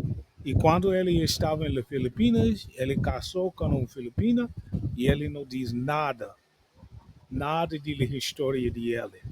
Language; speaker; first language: Portuguese; non-native, learner; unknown